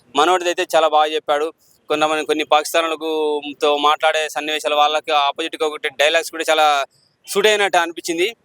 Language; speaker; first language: Telugu; native; Telugu